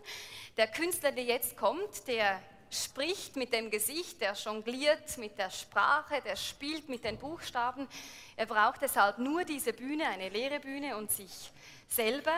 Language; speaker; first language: German; native; German